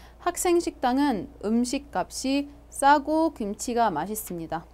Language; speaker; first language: Korean; non-native, fluent; Arabic